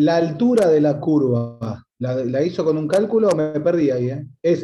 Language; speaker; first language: Spanish; native; Spanish